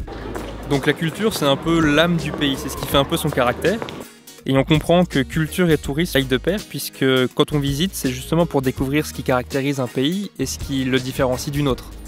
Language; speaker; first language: French; native; French